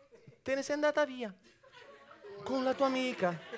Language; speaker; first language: Italian; native; Italian